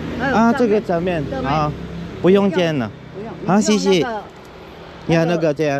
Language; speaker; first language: Chinese; non-native, learner; Filipino